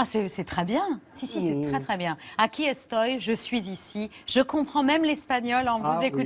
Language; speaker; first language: French; native; French